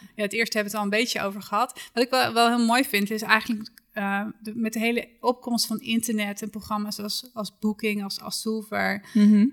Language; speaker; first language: Dutch; native; Dutch